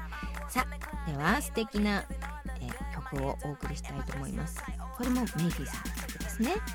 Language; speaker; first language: Japanese; native; Japanese